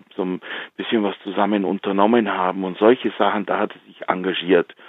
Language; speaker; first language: German; early bilingual, heritage; Slovak